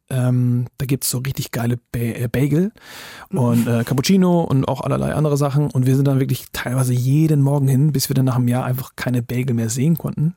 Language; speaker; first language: German; native; German